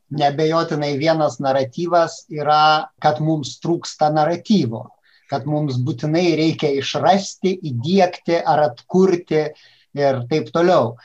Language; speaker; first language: Lithuanian; native; Lithuanian